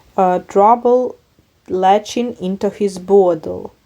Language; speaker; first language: English; non-native, learner; Ukrainian